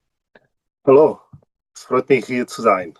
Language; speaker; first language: German; non-native, learner; Czech